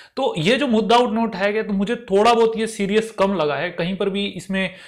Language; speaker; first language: Hindi; native; Hindi